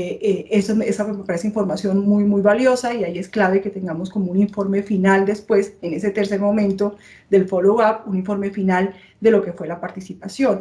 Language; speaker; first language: Spanish; native; Spanish